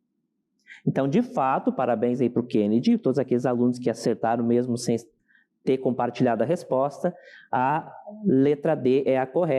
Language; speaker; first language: Portuguese; native; Portuguese